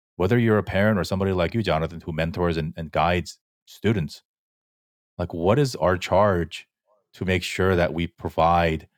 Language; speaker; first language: English; early bilingual, other home language; Korean